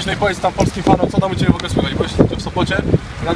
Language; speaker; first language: Polish; native; Polish